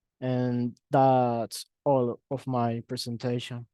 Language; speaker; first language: English; non-native, learner; Spanish